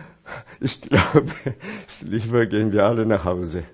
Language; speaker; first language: German; non-native, fluent; Chinese